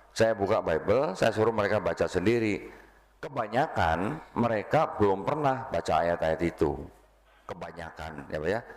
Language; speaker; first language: Indonesian; native; Indonesian